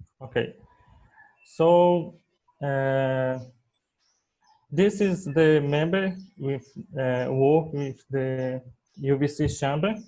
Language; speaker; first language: English; non-native, learner; Portuguese